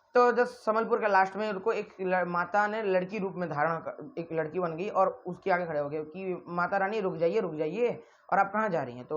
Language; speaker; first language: Hindi; non-native, local second language; Odia